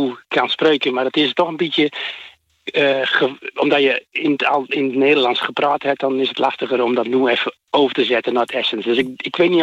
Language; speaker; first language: Dutch; native; Dutch